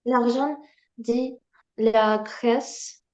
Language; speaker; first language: French; non-native, learner; Ukrainian